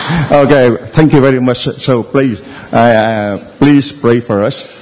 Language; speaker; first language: English; non-native, learner; Vietnamese